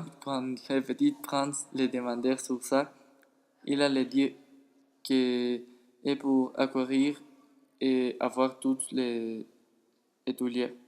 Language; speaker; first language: French; non-native, learner; Spanish